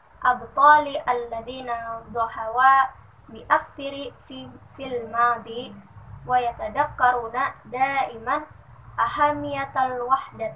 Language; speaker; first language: Arabic; non-native, learner; Indonesian